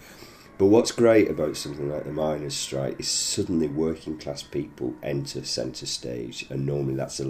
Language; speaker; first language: English; native; English